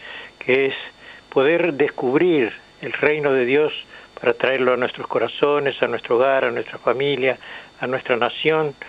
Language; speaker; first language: Spanish; native; Spanish